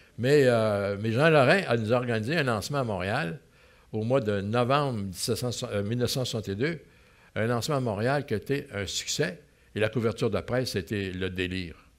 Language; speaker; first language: French; native; French